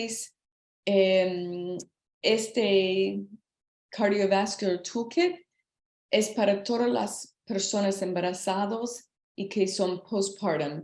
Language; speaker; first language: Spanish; non-native, learner; English